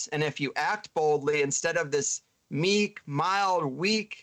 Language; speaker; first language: English; native; English